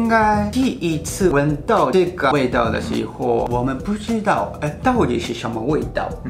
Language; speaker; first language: Chinese; non-native, fluent; Japanese